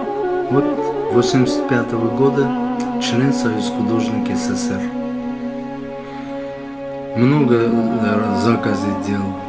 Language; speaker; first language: Russian; non-native, local second language; Armenian